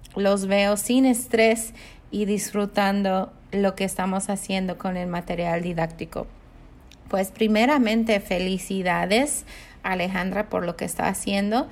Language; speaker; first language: Spanish; non-native, fluent; English